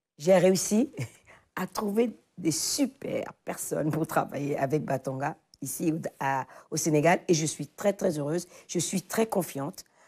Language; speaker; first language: French; non-native, local second language; Fon